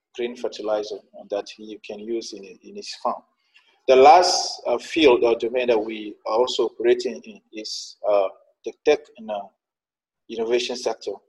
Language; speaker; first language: English; non-native, fluent; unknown